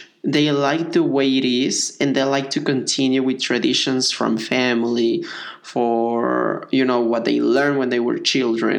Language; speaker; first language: English; non-native, fluent; Spanish